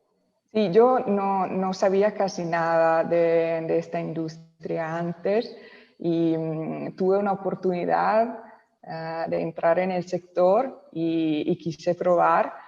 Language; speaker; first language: Spanish; non-native, local second language; Italian